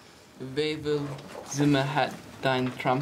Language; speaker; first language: German; non-native, learner; English